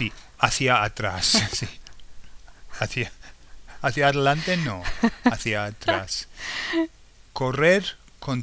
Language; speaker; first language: Spanish; non-native, fluent; English